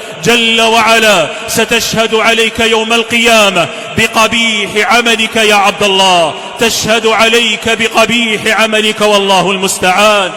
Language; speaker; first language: Arabic; native; Arabic